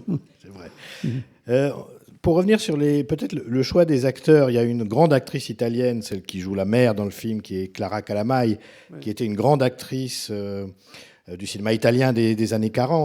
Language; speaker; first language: French; native; French